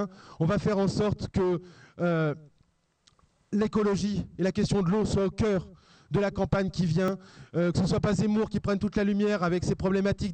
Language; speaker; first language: French; native; French